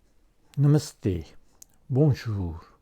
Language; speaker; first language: French; non-native, fluent; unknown